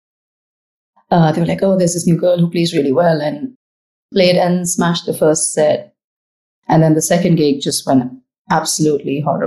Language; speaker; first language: English; non-native, local second language; Marathi